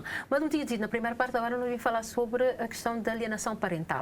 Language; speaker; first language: Portuguese; non-native, local second language; Kabuverdianu